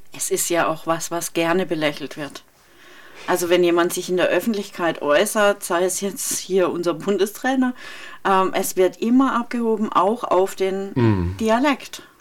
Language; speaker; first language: German; native; German